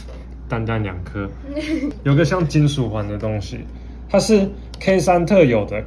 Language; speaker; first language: Chinese; native; Chinese